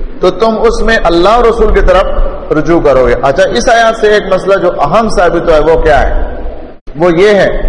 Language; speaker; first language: Urdu; non-native, local second language; Pashto